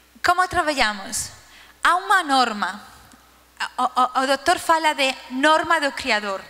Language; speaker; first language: Portuguese; non-native, learner; Spanish